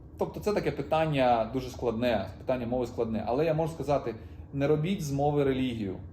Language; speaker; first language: Ukrainian; non-native, local second language; Russian